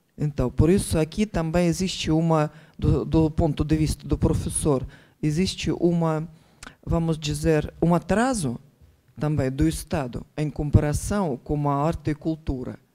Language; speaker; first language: Portuguese; non-native, fluent; Russian